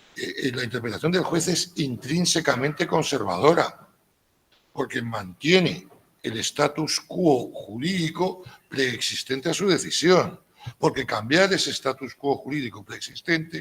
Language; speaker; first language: Spanish; native; Spanish